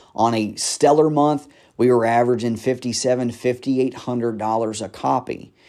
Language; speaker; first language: English; native; English